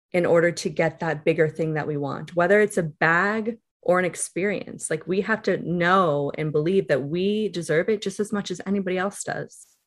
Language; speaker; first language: English; native; English